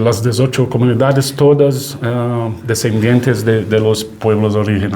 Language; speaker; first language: Spanish; non-native, learner; Portuguese